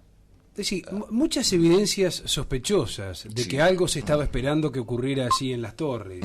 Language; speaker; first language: Spanish; native; Spanish